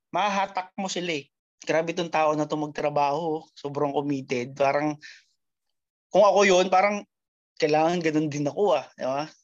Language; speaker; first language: Filipino; native; Filipino